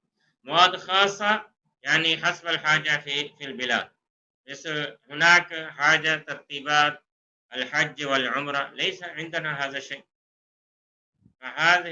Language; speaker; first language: Arabic; non-native, fluent; Urdu